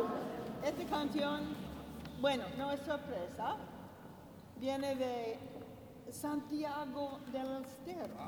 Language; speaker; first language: Spanish; non-native, learner; English